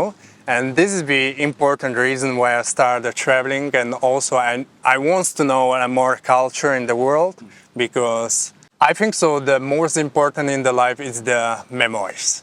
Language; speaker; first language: English; non-native, fluent; Slovak